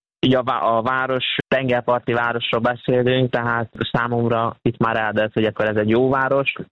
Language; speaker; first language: Hungarian; native; Hungarian